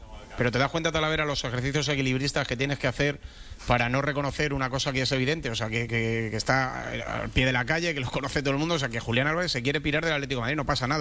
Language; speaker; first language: Spanish; native; Spanish